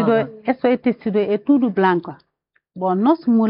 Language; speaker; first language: Portuguese; non-native, learner; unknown